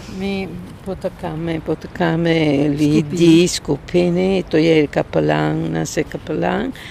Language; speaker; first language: Czech; non-native, learner; Italian